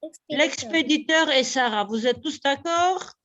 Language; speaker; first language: French; non-native, local second language; Arabic